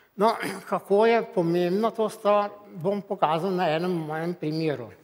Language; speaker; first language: Slovenian; native; Slovenian